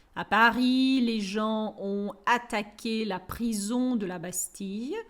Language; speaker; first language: French; non-native, fluent; Ukrainian